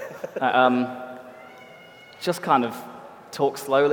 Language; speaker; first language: English; native; English